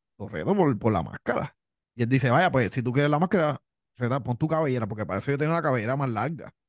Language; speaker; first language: Spanish; native; Spanish